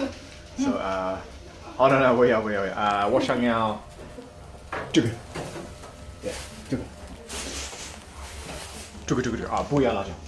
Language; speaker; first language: Chinese; non-native, learner; English